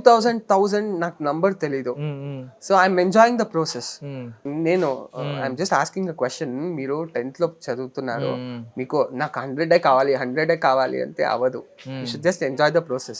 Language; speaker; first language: Telugu; non-native, learner; Kannada